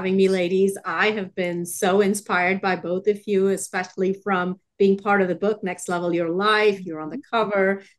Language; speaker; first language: English; non-native, local second language; Tamil